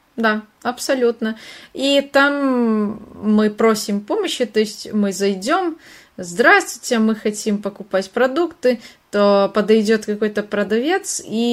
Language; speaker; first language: Russian; non-native, fluent; Hungarian